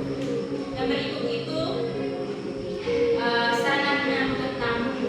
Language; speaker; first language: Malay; non-native, local second language; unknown